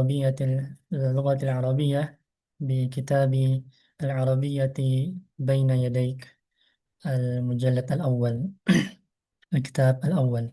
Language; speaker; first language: Arabic; non-native, fluent; Indonesian